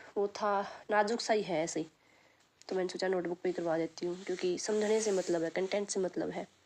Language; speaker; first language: Hindi; native; Hindi